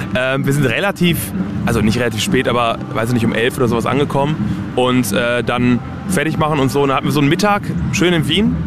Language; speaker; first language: German; native; German